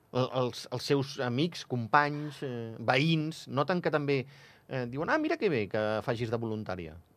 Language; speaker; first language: Catalan; native; Catalan